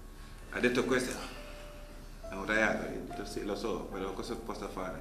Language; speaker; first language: Italian; non-native, learner; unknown